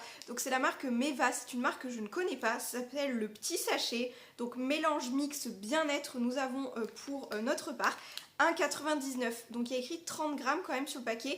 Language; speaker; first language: French; native; French